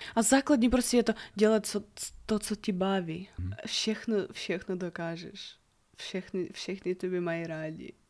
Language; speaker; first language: Czech; non-native, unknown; Russian